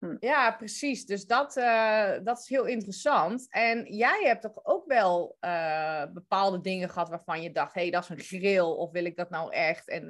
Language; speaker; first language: Dutch; early bilingual, other home language; Turkish